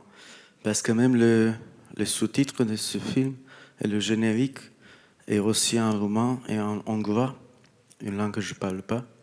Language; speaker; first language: French; non-native, fluent; Romanian